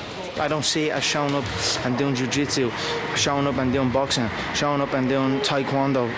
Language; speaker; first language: English; native; English